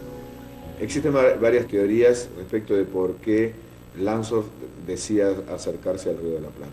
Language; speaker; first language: Spanish; native; Spanish